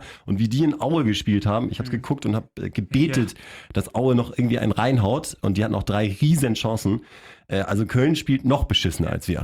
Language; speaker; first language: German; native; German